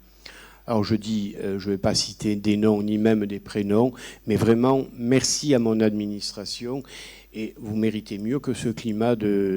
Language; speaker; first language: French; native; French